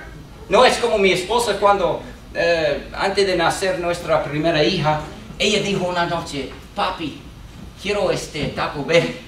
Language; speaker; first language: Spanish; non-native, fluent; English